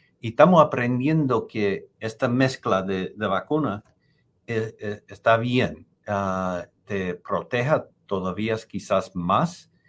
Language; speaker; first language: Spanish; non-native, fluent; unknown